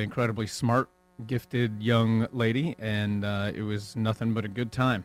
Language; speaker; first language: English; native; English